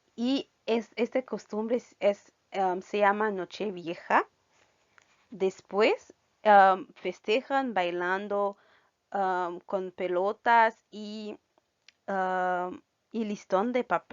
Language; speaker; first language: Spanish; non-native, fluent; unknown